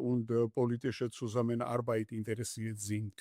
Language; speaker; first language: German; non-native, learner; Georgian